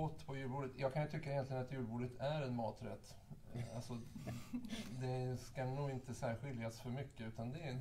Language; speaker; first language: Swedish; native; Swedish